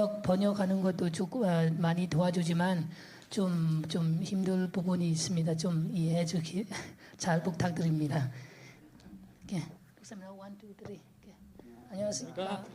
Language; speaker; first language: Korean; non-native, learner; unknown